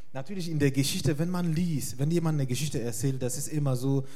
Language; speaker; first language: German; non-native, fluent; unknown